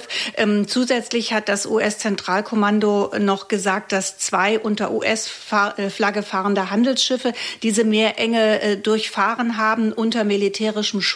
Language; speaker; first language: German; native; German